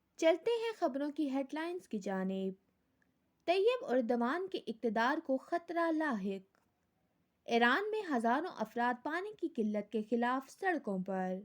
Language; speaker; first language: Urdu; native; Urdu